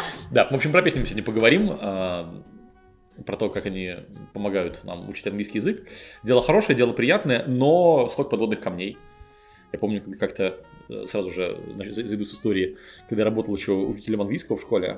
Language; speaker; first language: Russian; native; Russian